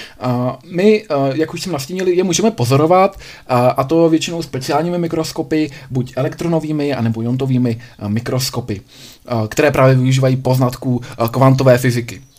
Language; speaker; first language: Czech; native; Czech